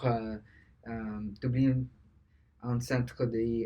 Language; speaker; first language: French; non-native, learner; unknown